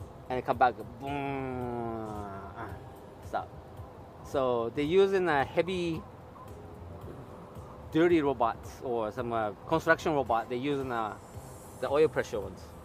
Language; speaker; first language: English; non-native, learner; Japanese